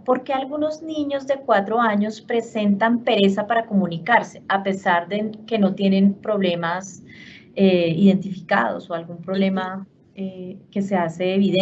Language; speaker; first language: Spanish; native; Spanish